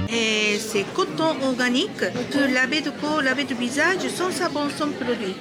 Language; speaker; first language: French; non-native, learner; Japanese